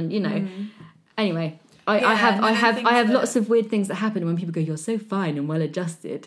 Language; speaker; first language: English; native; English